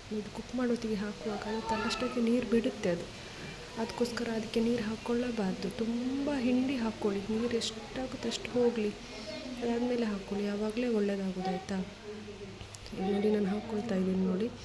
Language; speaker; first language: Kannada; non-native, local second language; Malayalam